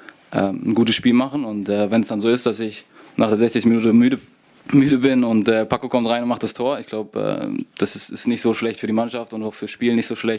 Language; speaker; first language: German; native; German